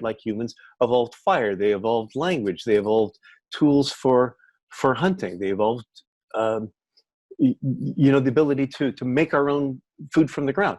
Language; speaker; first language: English; native; English